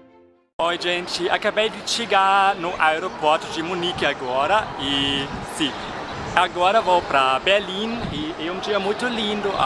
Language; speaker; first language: Portuguese; non-native, fluent; German